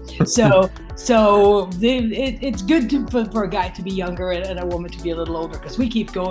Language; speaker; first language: English; non-native, fluent; Norwegian